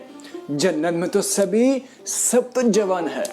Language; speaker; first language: Urdu; non-native, fluent; Persian